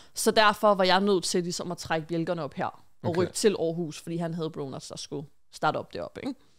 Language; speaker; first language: Danish; native; Danish